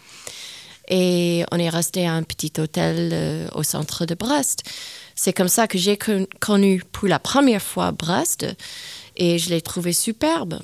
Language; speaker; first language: French; non-native, fluent; English